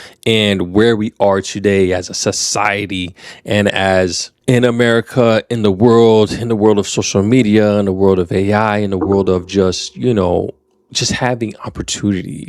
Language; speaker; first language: English; native; English